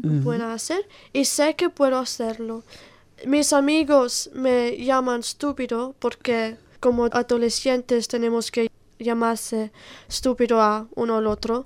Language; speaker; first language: Spanish; non-native, learner; Italian